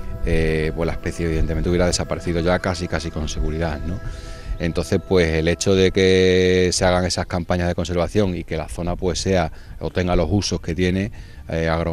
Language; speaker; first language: Spanish; native; Spanish